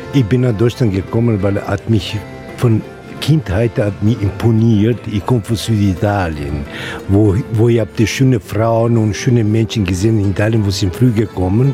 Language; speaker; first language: German; non-native, learner; Italian